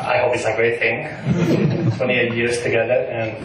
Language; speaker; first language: English; non-native, fluent; Spanish